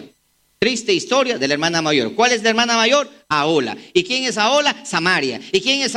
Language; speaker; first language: Spanish; native; Spanish